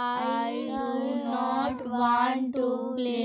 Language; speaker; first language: English; non-native, learner; Hindi